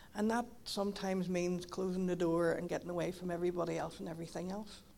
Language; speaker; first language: English; native; English